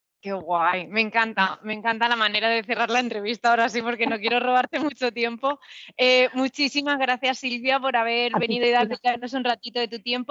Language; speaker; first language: Spanish; native; Spanish